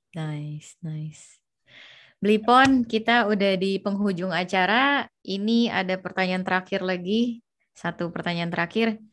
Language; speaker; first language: Indonesian; native; Indonesian